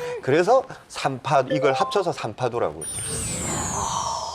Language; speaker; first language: Korean; native; Korean